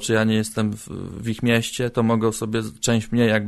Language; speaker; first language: Polish; native; Polish